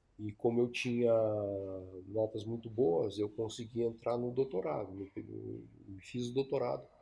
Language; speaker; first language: Portuguese; early bilingual, other home language; Chinese